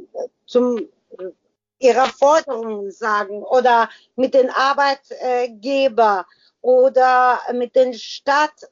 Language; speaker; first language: German; non-native, learner; Persian